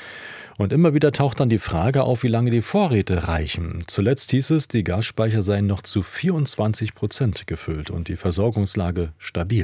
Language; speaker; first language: German; native; German